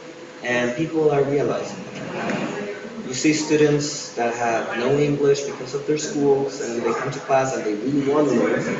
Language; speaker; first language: English; non-native, fluent; Spanish